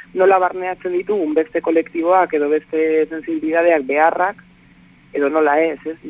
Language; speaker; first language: Basque; native; Basque